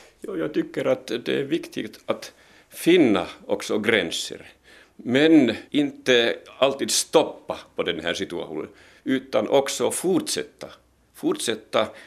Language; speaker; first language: Swedish; non-native, local second language; Finnish